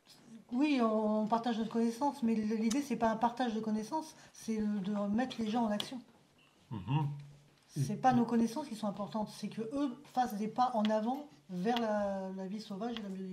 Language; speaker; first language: French; native; French